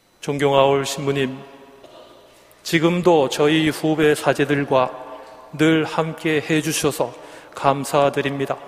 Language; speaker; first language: Korean; native; Korean